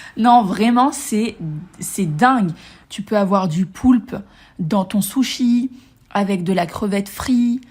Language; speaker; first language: French; native; French